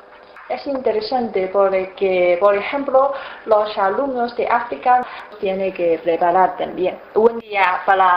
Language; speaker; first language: Spanish; non-native, learner; Chinese